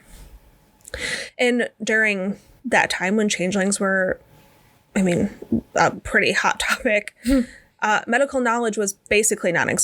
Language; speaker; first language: English; native; English